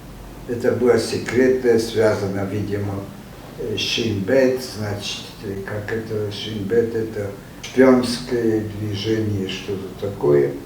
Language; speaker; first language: Russian; non-native, fluent; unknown